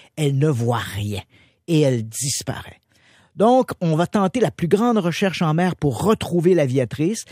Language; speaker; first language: French; native; French